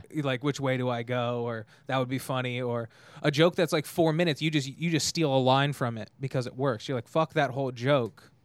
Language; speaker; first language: English; native; English